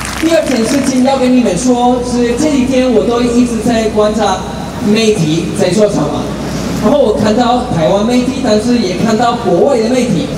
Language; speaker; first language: Chinese; non-native, fluent; Spanish